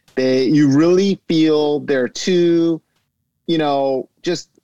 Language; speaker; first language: English; native; English